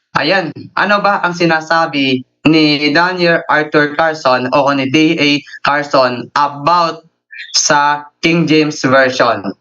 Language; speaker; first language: Filipino; native; Filipino